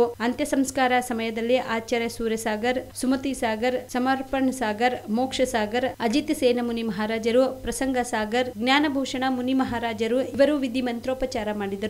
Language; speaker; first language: Kannada; native; Kannada